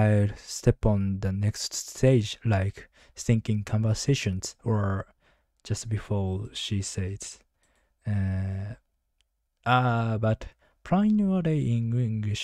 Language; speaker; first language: English; non-native, learner; Japanese